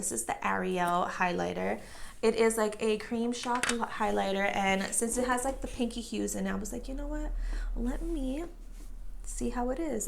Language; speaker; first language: English; native; English